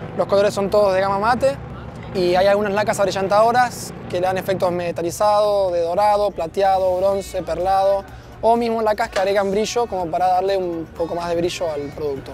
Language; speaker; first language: Spanish; native; Spanish